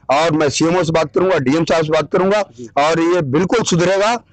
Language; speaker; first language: Hindi; native; Hindi